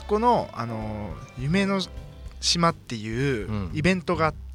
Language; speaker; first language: Japanese; native; Japanese